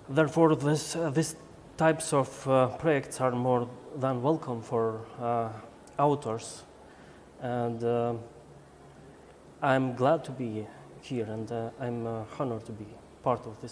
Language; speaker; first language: English; non-native, learner; Albanian